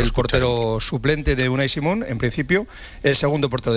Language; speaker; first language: Spanish; native; Spanish